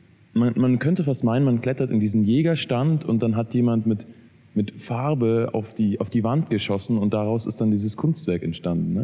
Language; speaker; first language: German; native; German